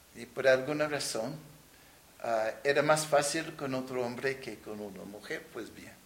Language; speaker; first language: Spanish; non-native, fluent; English